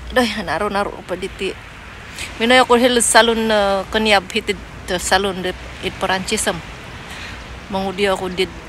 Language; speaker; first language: Malay; non-native, local second language; Central Dusun